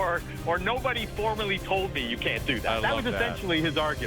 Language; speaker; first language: English; native; English